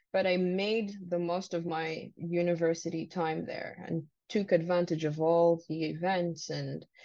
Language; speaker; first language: English; non-native, local second language; Ganda